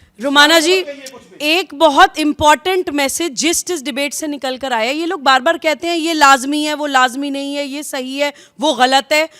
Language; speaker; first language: Hindi; native; Hindi